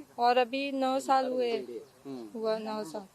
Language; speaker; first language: Hindi; non-native, local second language; Marathi